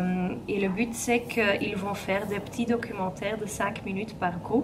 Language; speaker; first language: French; non-native, fluent; Dutch